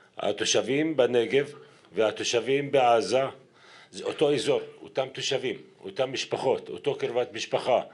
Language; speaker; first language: Hebrew; non-native, local second language; Arabic